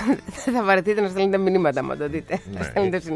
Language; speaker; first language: Greek; native; Greek